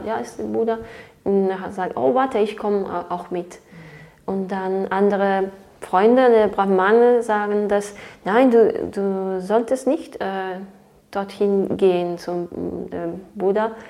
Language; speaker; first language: German; non-native, fluent; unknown